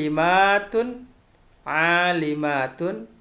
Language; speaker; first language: Arabic; non-native, fluent; Indonesian